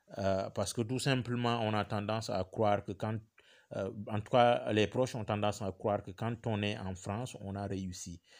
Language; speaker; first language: French; non-native, local second language; Wolof